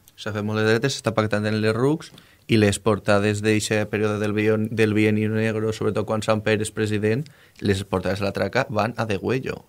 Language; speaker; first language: Catalan; native; Catalan